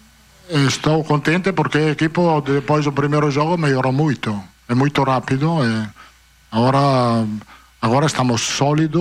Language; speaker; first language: Portuguese; non-native, fluent; Italian